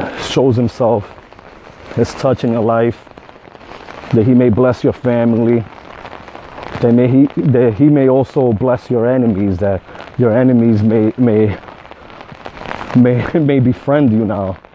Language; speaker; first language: English; native; English